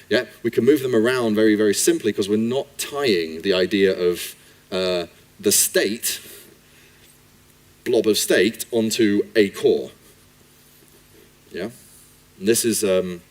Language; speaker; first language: English; native; English